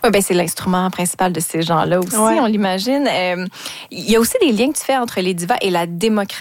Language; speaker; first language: French; native; French